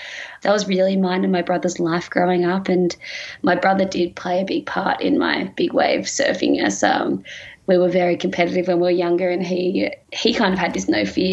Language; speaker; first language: English; native; English